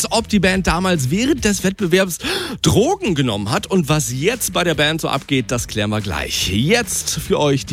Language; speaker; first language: German; native; German